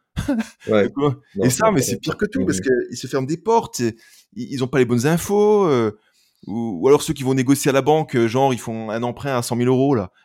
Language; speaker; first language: French; native; French